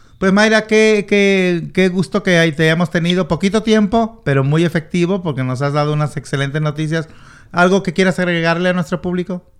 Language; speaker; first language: Spanish; native; Spanish